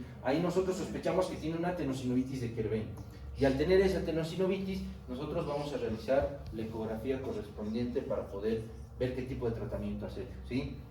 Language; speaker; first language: Spanish; native; Spanish